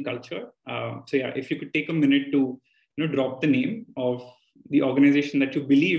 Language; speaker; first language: English; non-native, local second language; Telugu